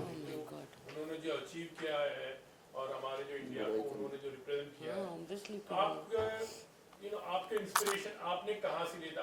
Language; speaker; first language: Hindi; native; Hindi